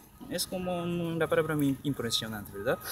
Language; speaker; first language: Spanish; non-native, learner; Japanese